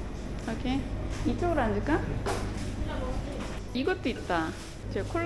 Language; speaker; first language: Korean; native; Korean